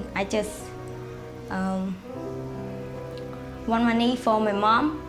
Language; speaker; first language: English; non-native, learner; Khmer